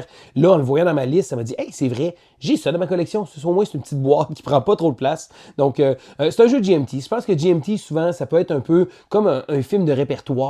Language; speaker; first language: French; native; French